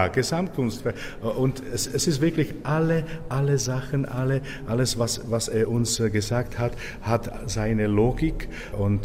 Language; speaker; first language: German; non-native, fluent; Czech